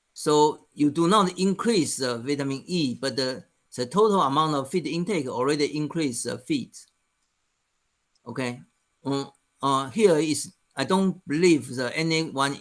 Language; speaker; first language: English; non-native, fluent; Chinese